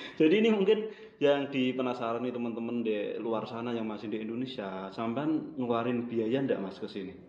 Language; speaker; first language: Indonesian; native; Indonesian